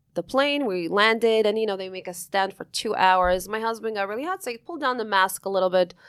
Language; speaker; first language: English; early bilingual, other home language; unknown